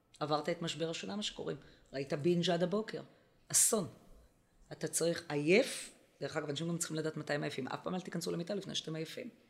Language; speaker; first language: Hebrew; native; Hebrew